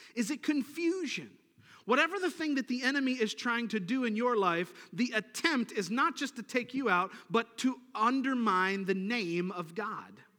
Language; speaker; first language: English; native; English